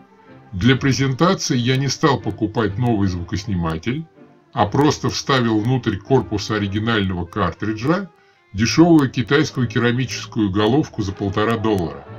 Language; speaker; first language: Russian; native; Russian